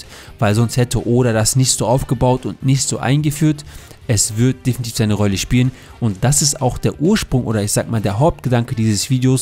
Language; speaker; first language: German; native; German